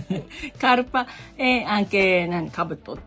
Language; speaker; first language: Italian; non-native, learner; Japanese